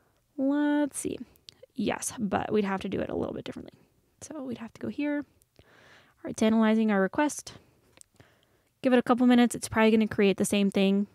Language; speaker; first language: English; native; English